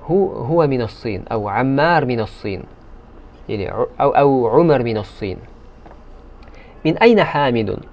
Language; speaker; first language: Arabic; non-native, fluent; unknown